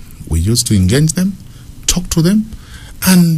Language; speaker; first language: English; non-native, local second language; Bemba